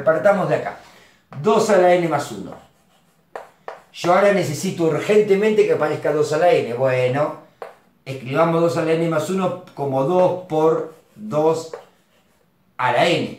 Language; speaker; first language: Spanish; native; Spanish